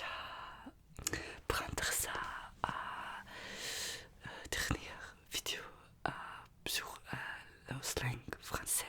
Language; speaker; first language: French; non-native, learner; Russian